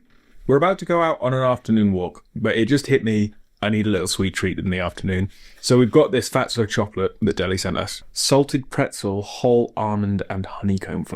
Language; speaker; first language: English; native; English